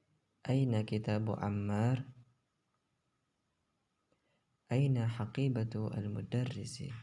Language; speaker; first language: Arabic; non-native, fluent; Indonesian